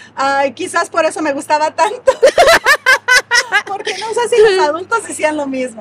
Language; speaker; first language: Spanish; early bilingual, heritage; Spanish